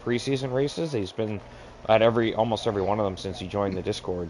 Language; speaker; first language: English; native; English